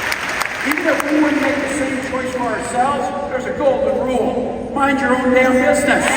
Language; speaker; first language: English; native; English